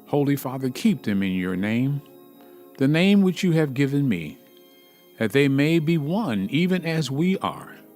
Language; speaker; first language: English; native; English